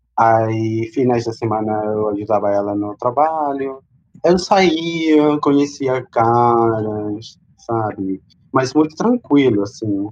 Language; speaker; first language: Portuguese; non-native, fluent; Spanish